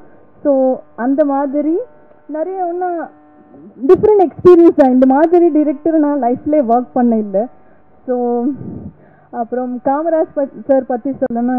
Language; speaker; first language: Tamil; non-native, learner; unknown